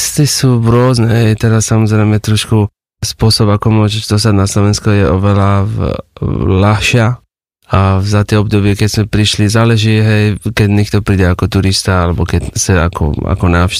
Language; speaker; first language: Slovak; non-native, fluent; Persian